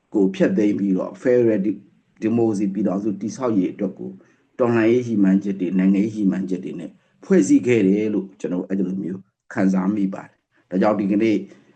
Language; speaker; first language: Burmese; non-native, local second language; Pa'o Karen